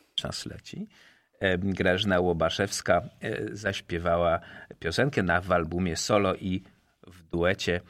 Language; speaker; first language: Polish; native; Polish